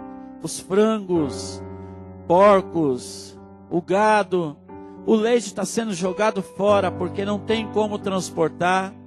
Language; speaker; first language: Portuguese; native; Portuguese